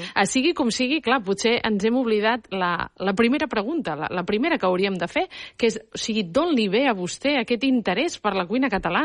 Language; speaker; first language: Catalan; native; Catalan